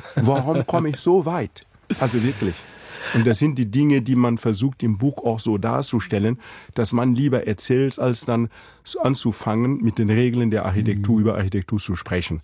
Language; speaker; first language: German; non-native, fluent; Mossi